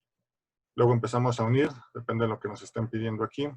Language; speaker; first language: Spanish; native; Spanish